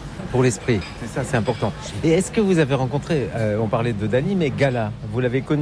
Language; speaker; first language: French; native; French